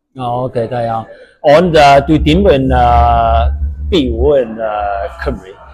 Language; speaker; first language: Welsh; non-native, learner; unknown